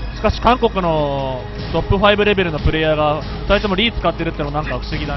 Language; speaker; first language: Japanese; native; Japanese